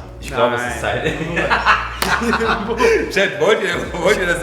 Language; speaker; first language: German; native; German